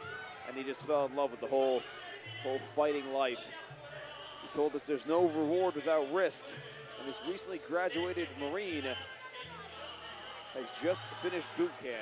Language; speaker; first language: English; native; English